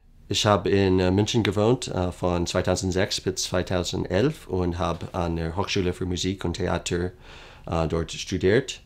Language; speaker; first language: German; non-native, fluent; English